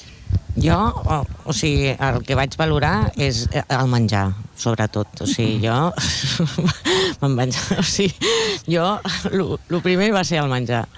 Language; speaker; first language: Catalan; non-native, local second language; Spanish